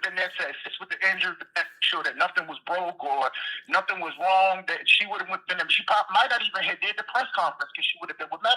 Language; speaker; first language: English; native; English